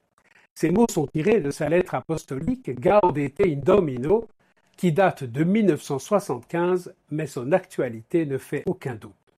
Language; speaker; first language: French; native; French